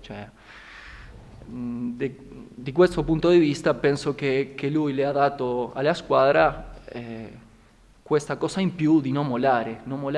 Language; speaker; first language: Italian; non-native, fluent; Spanish